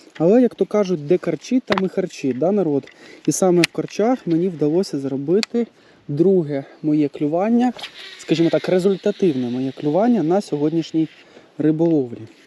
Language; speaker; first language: Ukrainian; native; Ukrainian